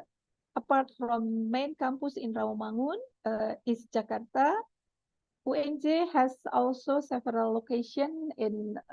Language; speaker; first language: English; non-native, fluent; Indonesian